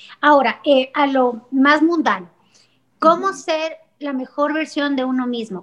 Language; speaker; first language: Spanish; native; Spanish